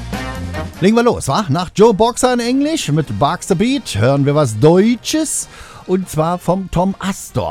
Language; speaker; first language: German; native; German